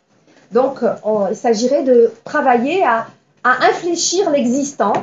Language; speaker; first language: French; native; French